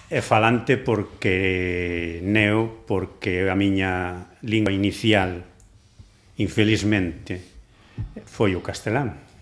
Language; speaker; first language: Galician; non-native, local second language; Spanish